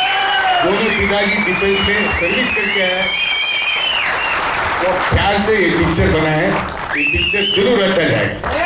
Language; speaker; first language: Hindi; non-native, local second language; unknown